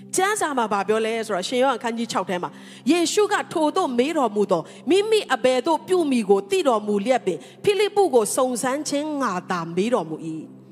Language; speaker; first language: Burmese; non-native, local second language; Tedim Chin